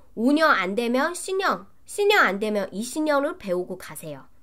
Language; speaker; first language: Korean; non-native, learner; Chinese